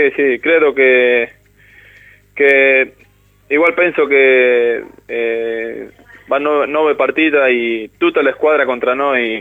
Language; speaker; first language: Italian; non-native, learner; Spanish